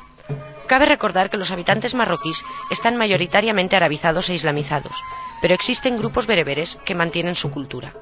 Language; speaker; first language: Spanish; native; Spanish